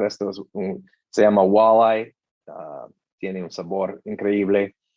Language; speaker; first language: Spanish; non-native, learner; English